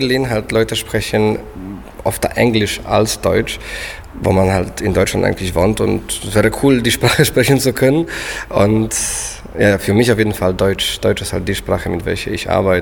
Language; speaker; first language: German; non-native, fluent; Polish